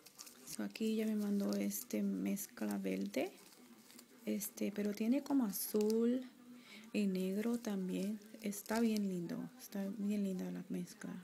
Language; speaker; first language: Spanish; early bilingual, heritage; Spanish